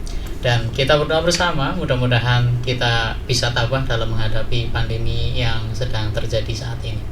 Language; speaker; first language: Indonesian; native; Indonesian